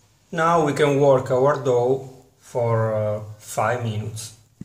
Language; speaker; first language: English; non-native, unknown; Italian